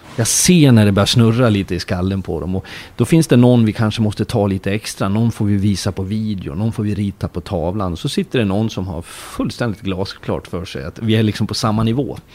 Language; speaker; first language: Swedish; native; Swedish